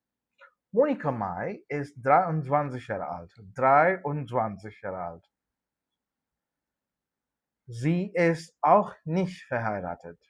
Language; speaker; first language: German; non-native, fluent; Malayalam